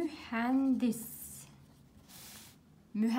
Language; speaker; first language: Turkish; non-native, fluent; Bulgarian